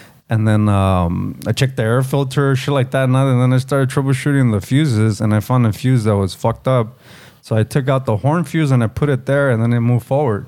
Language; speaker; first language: English; early bilingual, other home language; Spanish